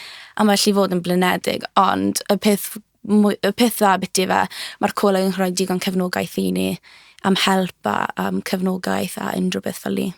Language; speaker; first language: Welsh; native; Welsh